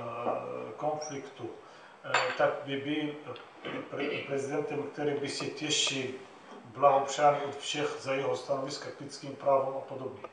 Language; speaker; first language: Czech; non-native, fluent; Arabic